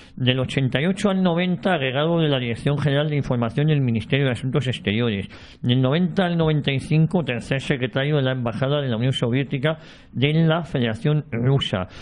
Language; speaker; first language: Spanish; native; Spanish